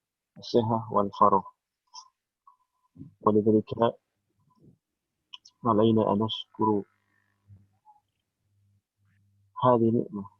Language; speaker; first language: Arabic; non-native, fluent; Indonesian